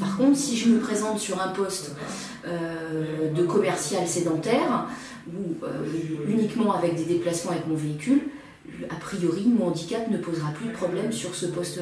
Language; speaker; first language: French; native; French